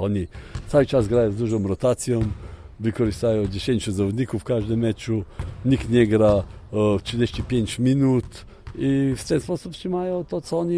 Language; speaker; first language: Polish; non-native, fluent; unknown